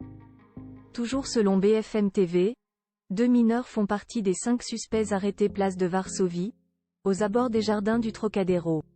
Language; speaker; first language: French; native; French